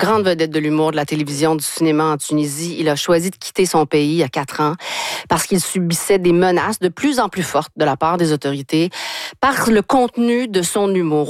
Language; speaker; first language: French; native; French